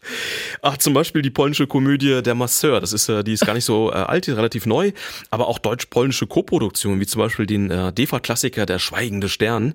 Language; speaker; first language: German; native; German